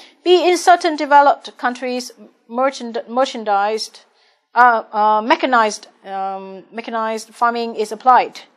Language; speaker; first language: English; non-native, fluent; Vietnamese